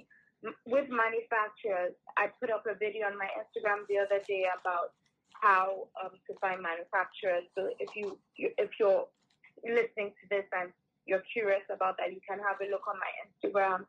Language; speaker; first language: English; non-native, local second language; Yoruba